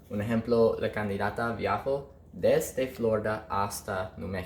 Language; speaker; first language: Spanish; non-native, learner; English